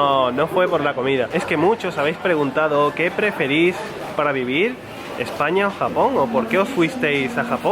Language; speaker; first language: Spanish; native; Spanish